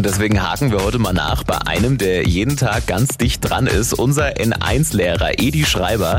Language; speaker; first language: German; native; German